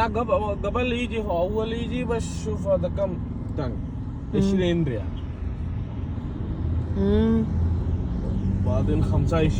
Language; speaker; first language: Arabic; non-native, learner; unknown